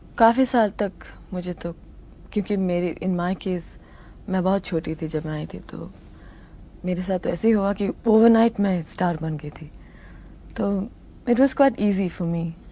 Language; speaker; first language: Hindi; non-native, local second language; Tamil